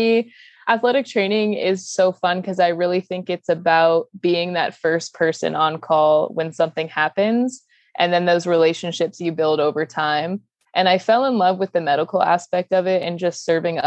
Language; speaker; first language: English; native; English